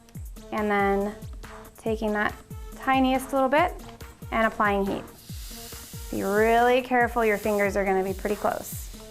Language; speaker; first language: English; native; English